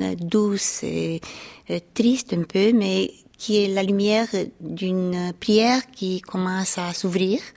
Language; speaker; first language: French; non-native, fluent; Romanian